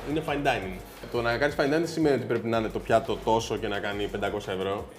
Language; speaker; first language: Greek; early bilingual, heritage; Greek